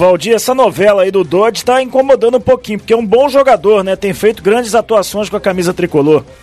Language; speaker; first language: Portuguese; native; Portuguese